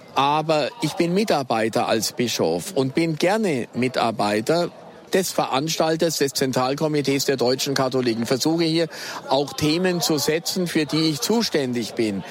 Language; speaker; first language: German; native; German